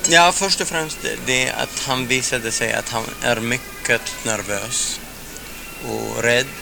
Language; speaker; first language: Swedish; non-native, fluent; Arabic